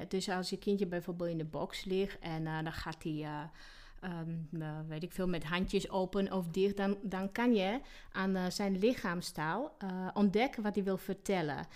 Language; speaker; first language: Dutch; non-native, fluent; Slovak